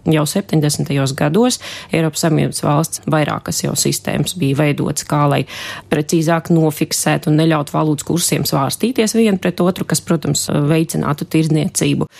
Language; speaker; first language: Latvian; non-native, local second language; Russian